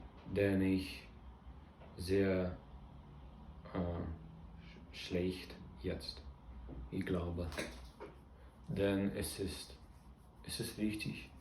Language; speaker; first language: German; non-native, learner; Russian